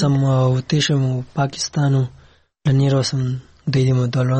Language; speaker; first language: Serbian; non-native, learner; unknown